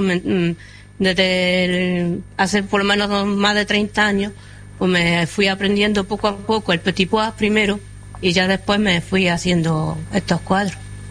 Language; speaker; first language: Spanish; non-native, fluent; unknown